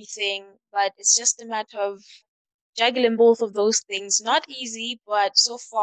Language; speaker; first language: English; non-native, local second language; Southern Sotho